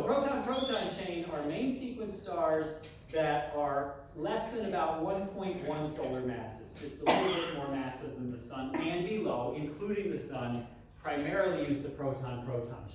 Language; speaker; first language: English; native; English